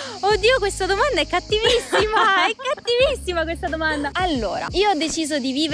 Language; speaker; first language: Italian; native; Italian